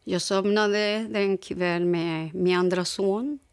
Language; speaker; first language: Swedish; non-native, learner; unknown